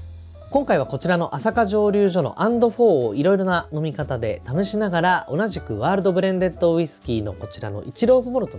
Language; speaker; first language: Japanese; native; Japanese